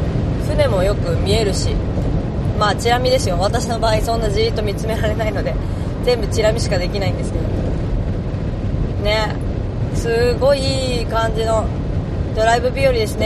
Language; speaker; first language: Japanese; native; Japanese